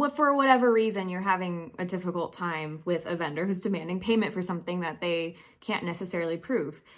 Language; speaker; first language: English; native; English